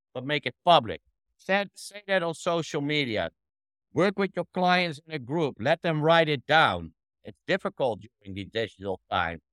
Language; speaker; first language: English; non-native, fluent; Dutch